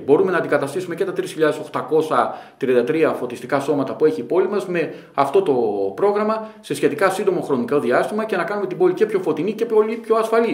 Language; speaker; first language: Greek; native; Greek